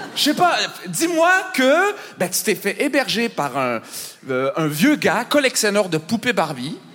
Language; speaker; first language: French; native; French